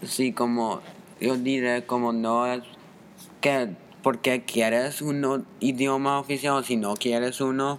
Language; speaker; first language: Spanish; non-native, learner; English